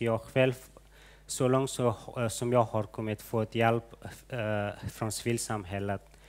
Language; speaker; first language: Swedish; non-native, fluent; Hazaragi